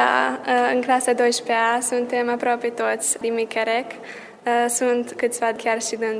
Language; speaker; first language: Romanian; early bilingual, heritage; Romanian